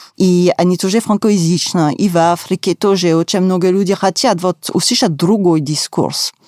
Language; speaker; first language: Russian; non-native, fluent; French